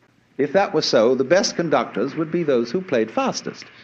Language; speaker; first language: English; native; English